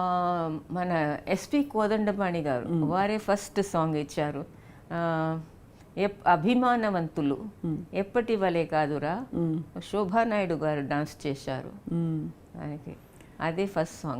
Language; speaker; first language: Telugu; non-native, local second language; Tamil